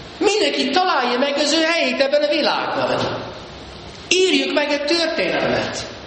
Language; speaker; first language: Hungarian; early bilingual, heritage; Hungarian